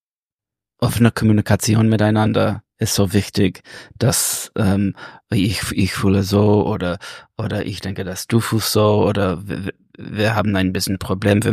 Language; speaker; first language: German; non-native, learner; English